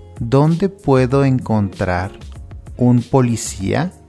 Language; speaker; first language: Spanish; non-native, fluent; English